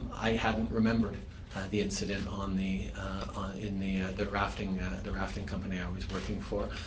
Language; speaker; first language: English; early bilingual, other home language; French